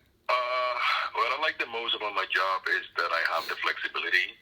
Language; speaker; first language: English; non-native, fluent; Spanish